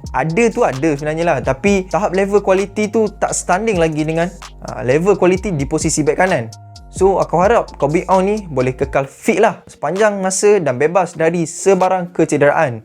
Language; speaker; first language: Malay; native; Malay